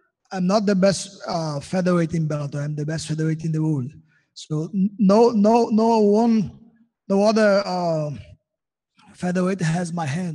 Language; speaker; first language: English; non-native, learner; Portuguese